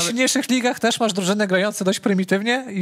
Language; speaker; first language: Polish; native; Polish